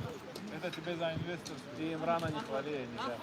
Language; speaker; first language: Russian; non-native, local second language; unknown